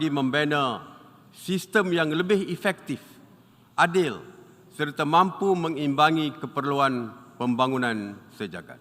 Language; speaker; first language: Malay; native; Malay